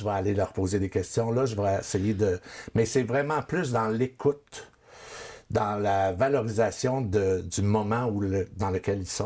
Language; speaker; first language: French; native; French